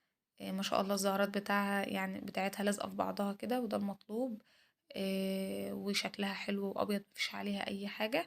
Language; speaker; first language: Arabic; native; Arabic